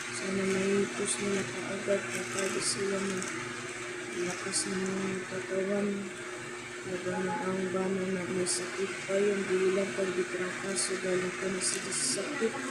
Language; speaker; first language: Filipino; non-native, local second language; Cebuano